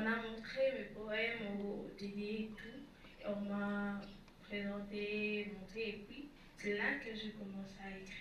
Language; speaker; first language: French; non-native, local second language; Lingala